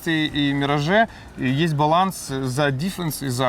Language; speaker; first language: Russian; native; Russian